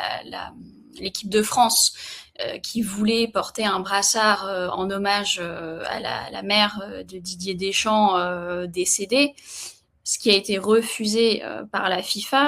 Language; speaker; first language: French; native; French